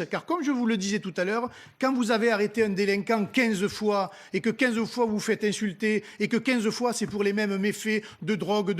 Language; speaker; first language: French; native; French